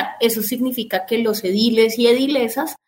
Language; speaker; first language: Spanish; native; Spanish